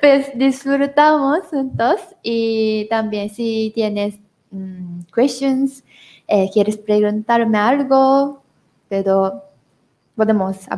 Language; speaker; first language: Spanish; non-native, learner; Japanese